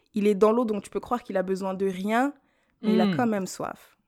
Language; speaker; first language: French; native; French